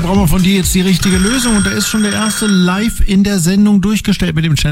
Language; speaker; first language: German; native; German